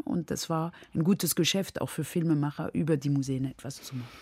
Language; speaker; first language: German; non-native, fluent; French